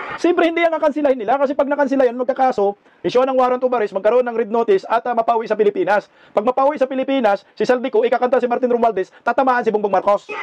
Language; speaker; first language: Filipino; non-native, local second language; Cebuano